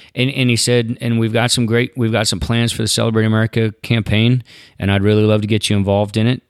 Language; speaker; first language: English; native; English